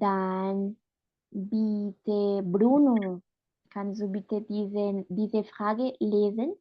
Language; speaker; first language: German; non-native, fluent; Spanish